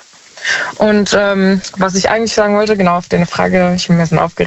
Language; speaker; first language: German; native; German